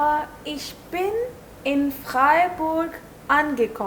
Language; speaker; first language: German; non-native, learner; Hindi